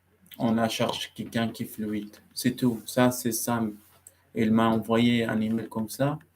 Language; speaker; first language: French; non-native, learner; Arabic